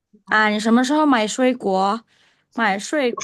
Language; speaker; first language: Chinese; non-native, fluent; Indonesian